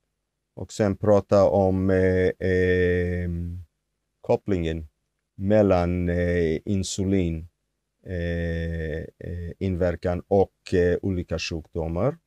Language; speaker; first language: Swedish; non-native, fluent; Hebrew